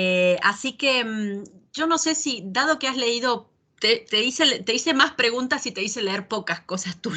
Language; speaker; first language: Spanish; native; Spanish